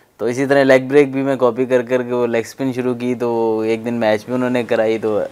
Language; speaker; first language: Urdu; non-native, local second language; Punjabi